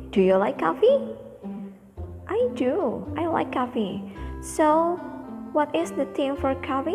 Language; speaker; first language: English; non-native, fluent; Indonesian